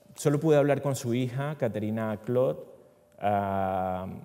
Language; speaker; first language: Spanish; native; Spanish